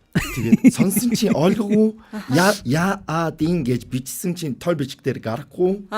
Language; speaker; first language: Mongolian; non-native, fluent; Korean